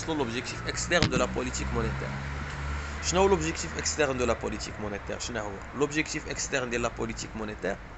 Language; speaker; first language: French; non-native, local second language; Arabic